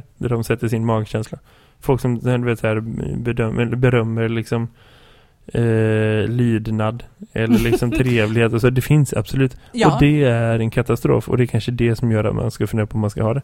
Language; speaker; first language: Swedish; native; Swedish